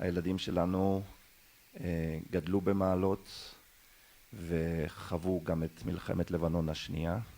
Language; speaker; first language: Hebrew; early bilingual, other home language; German